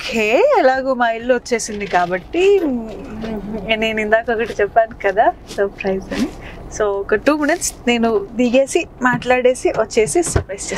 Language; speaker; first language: Telugu; native; Telugu